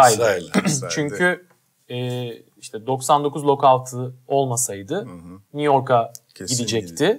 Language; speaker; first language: Turkish; native; Turkish